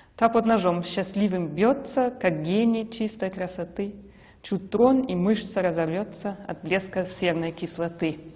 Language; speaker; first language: Russian; non-native, fluent; German